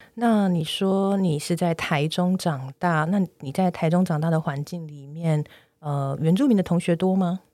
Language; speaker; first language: Chinese; native; Chinese